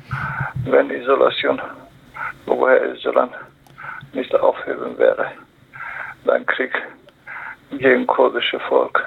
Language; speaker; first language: German; non-native, learner; Kurdish